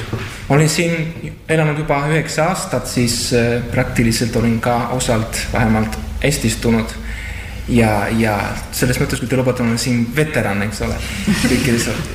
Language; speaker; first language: Estonian; non-native, fluent; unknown